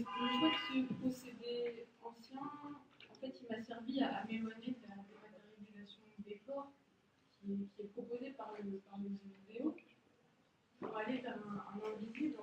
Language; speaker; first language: French; native; French